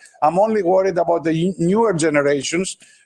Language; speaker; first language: English; non-native, fluent; Greek